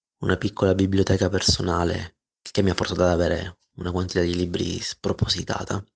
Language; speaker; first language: Italian; native; Italian